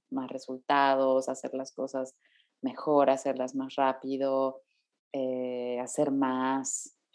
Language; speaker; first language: Spanish; native; Spanish